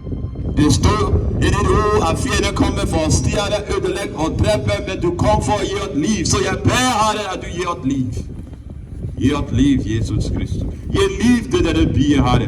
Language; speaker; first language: Norwegian; non-native, fluent; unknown